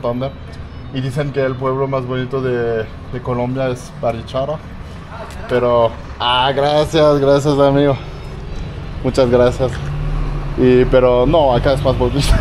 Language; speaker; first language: Spanish; non-native, fluent; French